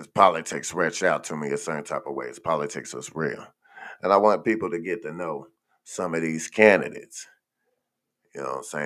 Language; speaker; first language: English; native; English